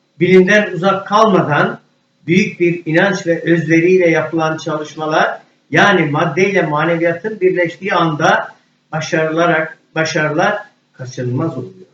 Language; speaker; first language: Turkish; native; Turkish